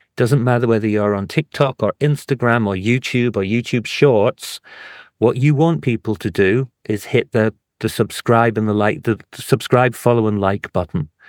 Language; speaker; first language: English; native; English